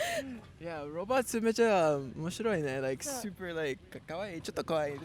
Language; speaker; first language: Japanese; non-native, learner; English